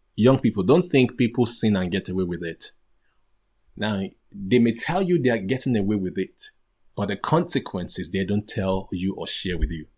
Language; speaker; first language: English; non-native, local second language; Yoruba